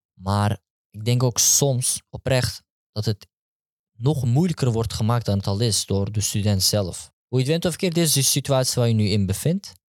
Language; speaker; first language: Dutch; early bilingual, other home language; Turkish